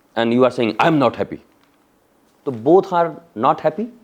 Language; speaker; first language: English; non-native, local second language; Hindi